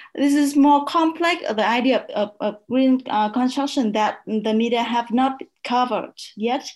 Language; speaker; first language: English; non-native, fluent; Vietnamese